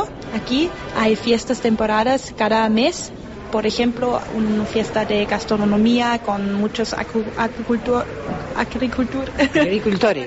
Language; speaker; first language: Spanish; non-native, learner; German